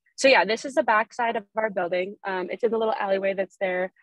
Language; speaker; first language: English; native; English